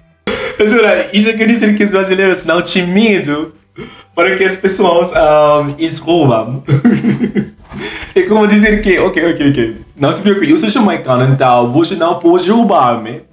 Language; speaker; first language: Portuguese; non-native, learner; English